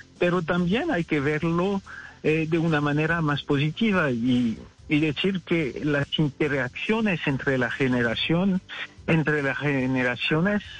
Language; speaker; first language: Spanish; non-native, fluent; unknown